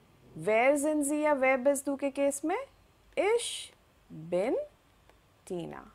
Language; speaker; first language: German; non-native, fluent; Hindi